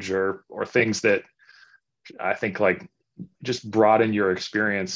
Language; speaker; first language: English; native; English